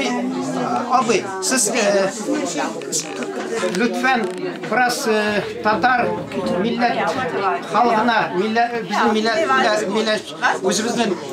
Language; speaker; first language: Turkish; non-native, learner; Tatar